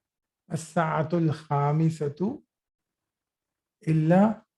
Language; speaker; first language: Arabic; non-native, fluent; Urdu